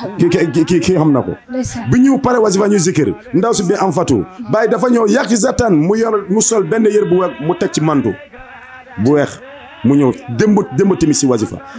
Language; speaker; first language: Wolof; non-native, fluent; Bambara